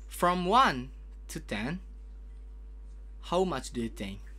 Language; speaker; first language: English; non-native, learner; Indonesian